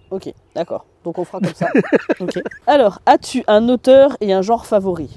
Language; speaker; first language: French; native; French